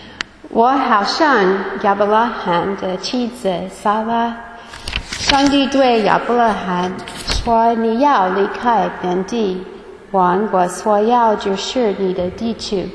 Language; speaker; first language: Chinese; non-native, fluent; English